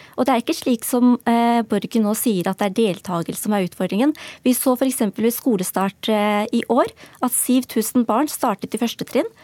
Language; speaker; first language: Norwegian; early bilingual, other home language; Urdu